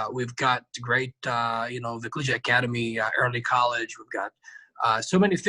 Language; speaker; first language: English; non-native, fluent; Arabic